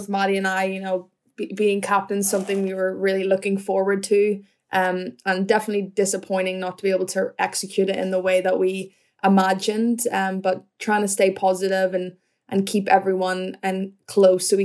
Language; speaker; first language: English; native; English